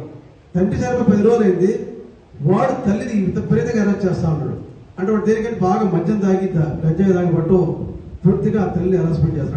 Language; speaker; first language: Telugu; native; Telugu